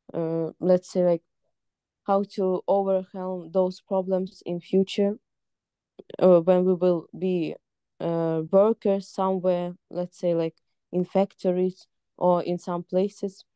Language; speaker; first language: English; non-native, fluent; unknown